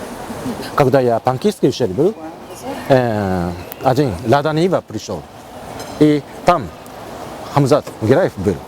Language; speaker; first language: Russian; non-native, learner; Japanese